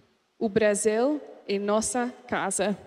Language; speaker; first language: Portuguese; non-native, learner; English